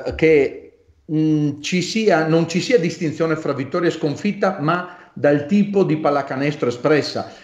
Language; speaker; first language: Italian; native; Italian